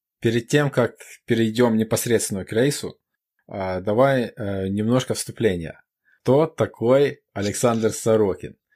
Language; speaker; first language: Russian; non-native, local second language; Ukrainian